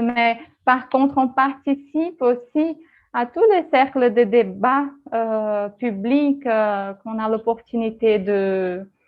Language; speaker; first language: French; non-native, fluent; Portuguese